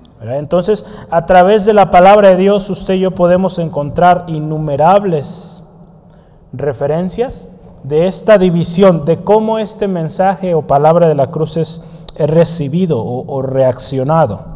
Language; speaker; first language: Spanish; native; Spanish